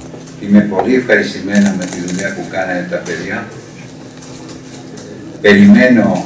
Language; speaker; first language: Greek; non-native, learner; Spanish